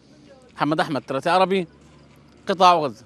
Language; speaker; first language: Arabic; native; Arabic